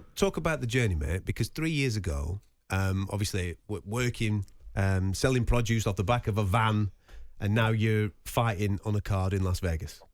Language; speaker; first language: English; native; English